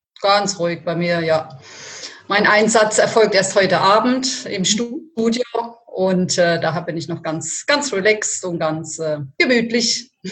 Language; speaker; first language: German; early bilingual, other home language; Italian